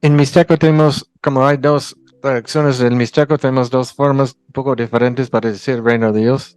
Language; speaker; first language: Spanish; non-native, local second language; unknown